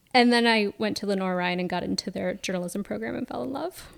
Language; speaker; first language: English; native; English